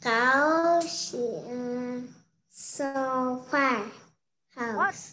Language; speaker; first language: English; non-native, learner; Indonesian